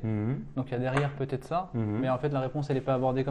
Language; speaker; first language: French; native; French